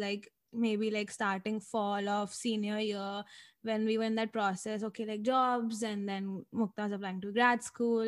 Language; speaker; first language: English; non-native, local second language; Hindi